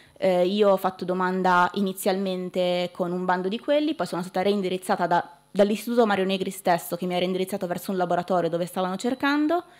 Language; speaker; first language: Italian; native; Italian